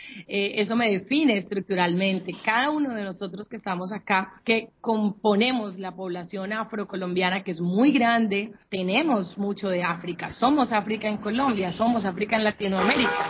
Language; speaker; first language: Spanish; native; Spanish